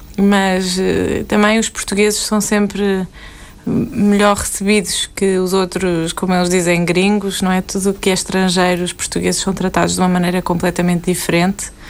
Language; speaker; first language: Portuguese; native; Portuguese